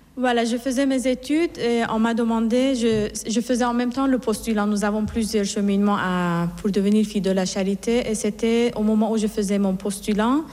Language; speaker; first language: French; non-native, fluent; Persian